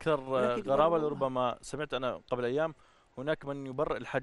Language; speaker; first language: Arabic; native; Arabic